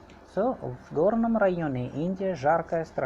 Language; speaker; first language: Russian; non-native, fluent; Hindi